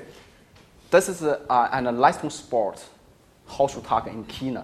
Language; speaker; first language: German; non-native, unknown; Chinese